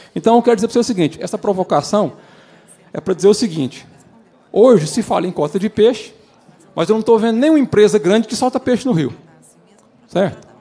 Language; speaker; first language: Portuguese; native; Portuguese